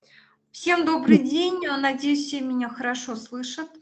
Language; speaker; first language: Russian; native; Russian